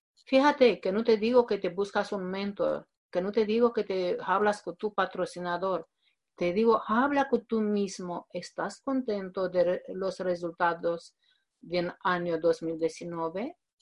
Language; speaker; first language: Spanish; non-native, fluent; Romanian